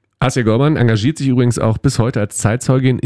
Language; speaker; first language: German; native; German